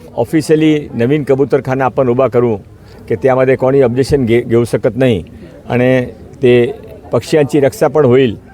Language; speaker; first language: Marathi; non-native, local second language; Hindi